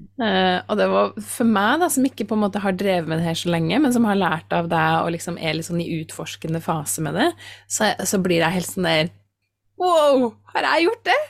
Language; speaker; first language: Norwegian; native; Norwegian